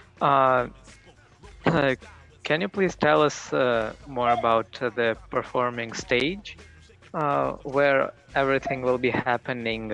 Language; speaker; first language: English; non-native, fluent; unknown